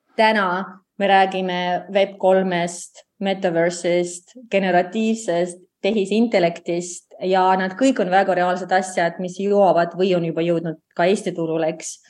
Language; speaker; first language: Estonian; non-native, local second language; Russian